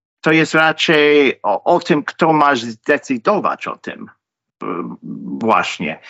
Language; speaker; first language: Polish; non-native, fluent; English